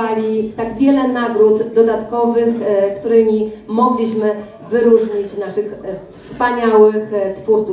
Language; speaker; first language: Polish; native; Polish